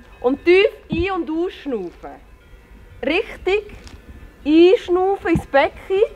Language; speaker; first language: German; early bilingual, other home language; Portuguese